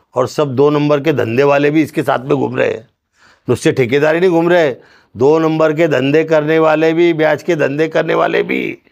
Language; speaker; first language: Hindi; non-native, local second language; Marathi